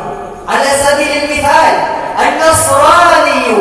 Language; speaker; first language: Arabic; non-native, learner; Achinese